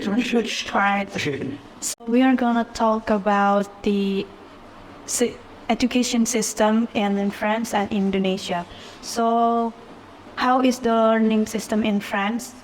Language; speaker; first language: English; non-native, fluent; Indonesian